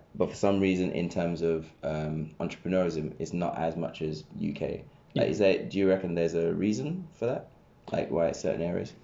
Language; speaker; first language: English; native; English